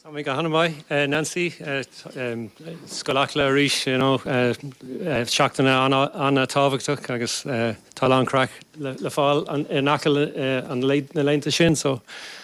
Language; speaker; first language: Irish; non-native, local second language; English